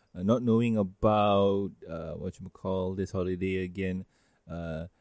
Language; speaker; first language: English; non-native, local second language; Malay